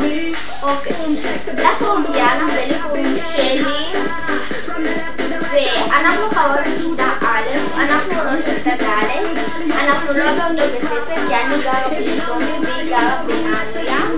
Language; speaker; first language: Hebrew; native; Hebrew